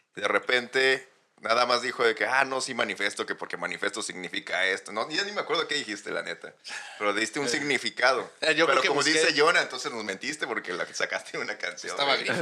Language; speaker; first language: Spanish; native; Spanish